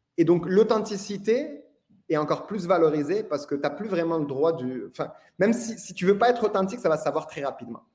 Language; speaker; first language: French; non-native, local second language; Arabic